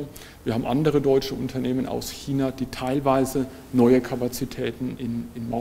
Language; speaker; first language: German; native; German